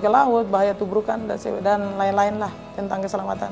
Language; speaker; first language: Indonesian; native; Indonesian